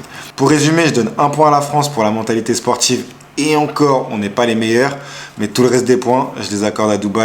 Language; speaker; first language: French; native; French